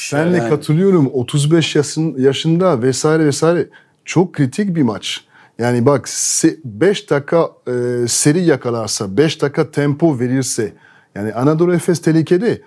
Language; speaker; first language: Turkish; non-native, fluent; French